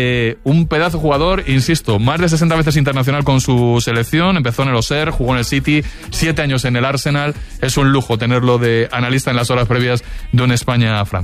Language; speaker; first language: Spanish; native; Spanish